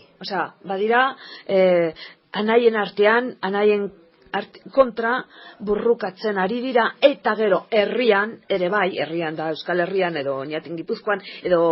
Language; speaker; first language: Basque; non-native, local second language; Spanish